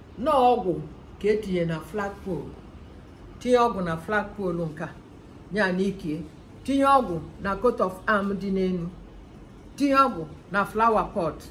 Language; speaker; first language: Igbo; native; Igbo